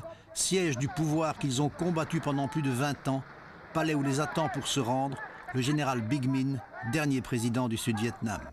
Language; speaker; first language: French; native; French